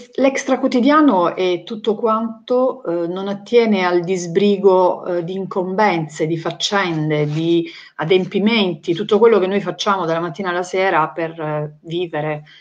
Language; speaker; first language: Italian; native; Italian